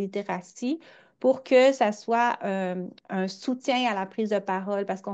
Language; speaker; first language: French; native; French